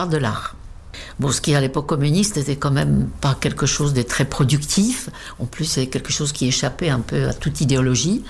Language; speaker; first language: French; non-native, fluent; Czech